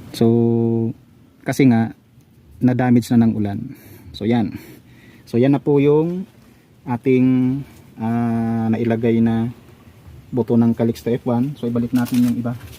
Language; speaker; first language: Filipino; non-native, local second language; Bikol